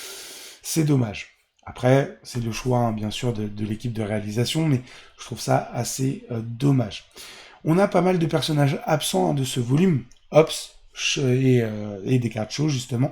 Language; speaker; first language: French; native; French